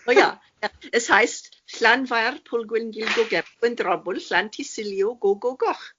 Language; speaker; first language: German; non-native, fluent; English